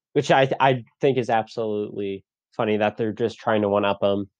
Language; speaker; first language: English; native; English